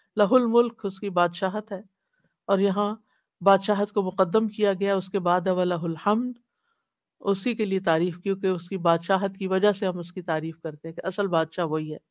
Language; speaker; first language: Urdu; native; Urdu